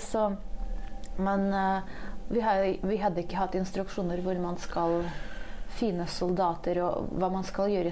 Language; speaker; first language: Norwegian; non-native, fluent; Ukrainian